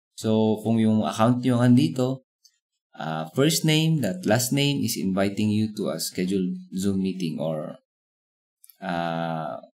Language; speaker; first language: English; non-native, local second language; Filipino